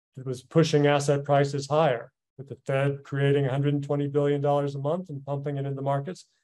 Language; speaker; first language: English; native; English